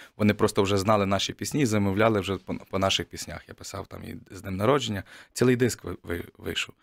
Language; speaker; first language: Ukrainian; native; Ukrainian